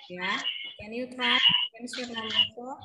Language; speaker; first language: English; non-native, learner; Indonesian